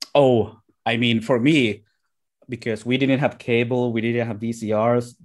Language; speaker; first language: English; non-native, fluent; Finnish